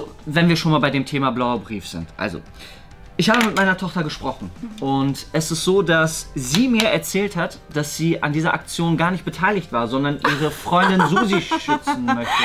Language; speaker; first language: German; native; German